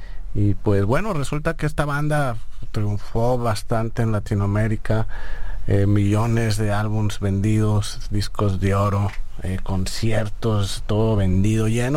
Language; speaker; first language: Spanish; native; Spanish